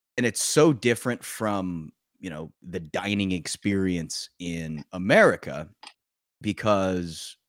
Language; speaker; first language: English; early bilingual, other home language; Korean